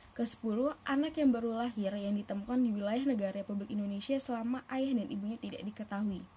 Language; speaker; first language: Indonesian; native; Indonesian